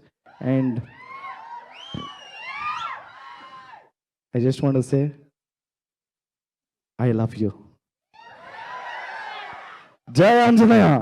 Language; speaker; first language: Telugu; non-native, learner; Kannada